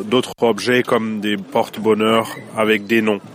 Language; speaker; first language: French; non-native, fluent; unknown